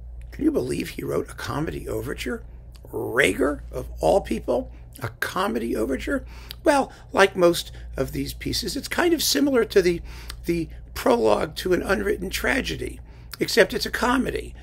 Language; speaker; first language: English; native; English